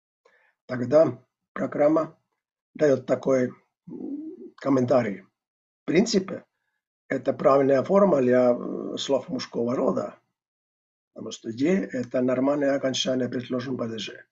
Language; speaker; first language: Russian; non-native, fluent; Finnish